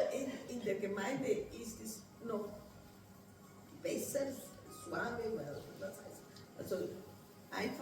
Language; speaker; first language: German; non-native, fluent; Portuguese